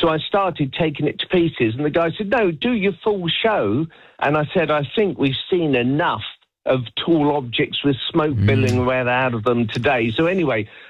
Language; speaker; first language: English; native; English